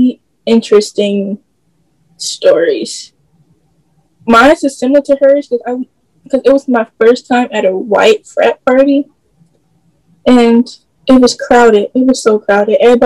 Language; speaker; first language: English; native; English